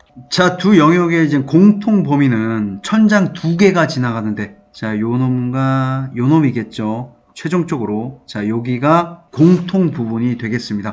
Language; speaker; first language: Korean; native; Korean